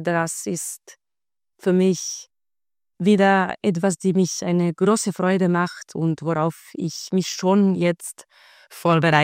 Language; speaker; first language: German; non-native, fluent; Spanish